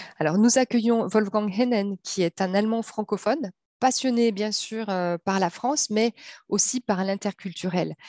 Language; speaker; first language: French; native; French